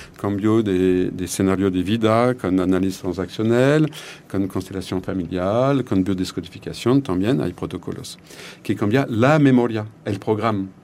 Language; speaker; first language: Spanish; non-native, learner; French